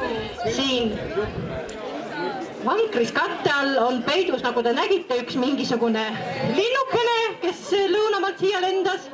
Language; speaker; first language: Estonian; native; Estonian